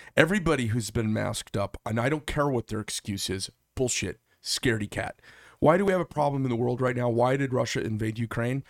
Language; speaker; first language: English; native; English